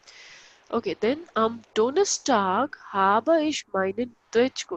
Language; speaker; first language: German; non-native, local second language; Hindi